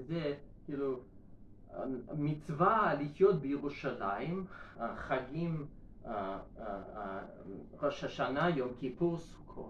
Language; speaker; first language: Hebrew; non-native, learner; Russian